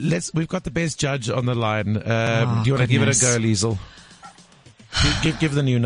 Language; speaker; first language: English; native; English